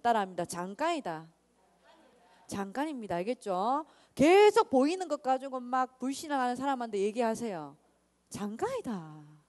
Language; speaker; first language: Korean; native; Korean